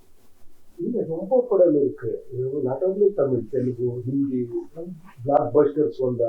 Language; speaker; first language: Tamil; non-native, learner; Kannada